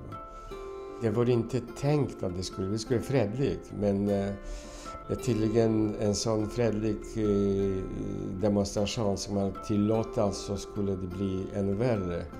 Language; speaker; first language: Swedish; non-native, fluent; Polish